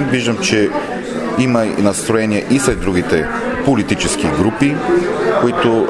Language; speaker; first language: Bulgarian; native; Bulgarian